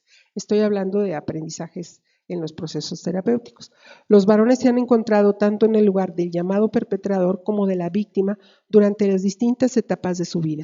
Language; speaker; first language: Spanish; native; Spanish